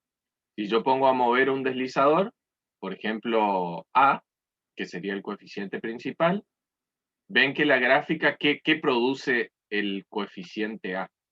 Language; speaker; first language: Spanish; native; Spanish